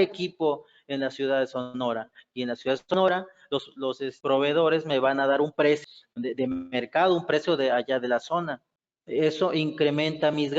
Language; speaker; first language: Spanish; native; Spanish